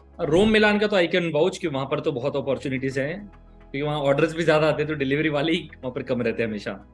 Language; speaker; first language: Hindi; native; Hindi